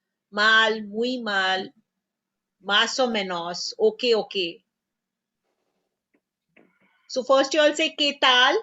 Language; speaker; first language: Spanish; non-native, fluent; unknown